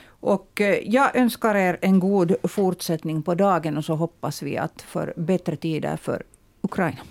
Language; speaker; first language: Swedish; native; Swedish